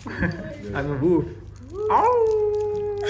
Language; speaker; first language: English; non-native, learner; Chinese